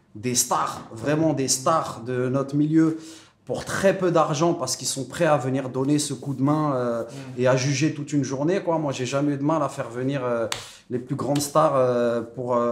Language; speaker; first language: French; native; French